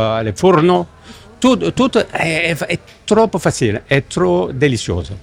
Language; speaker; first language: Italian; non-native, learner; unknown